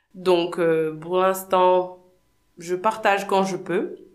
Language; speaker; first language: French; non-native, local second language; Wolof